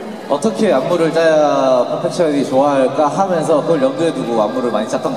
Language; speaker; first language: Korean; native; Korean